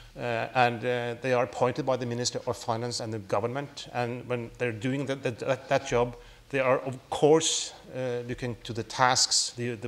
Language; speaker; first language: English; non-native, fluent; Norwegian